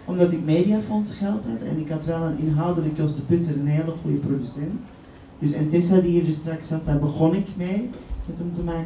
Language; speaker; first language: Dutch; native; Dutch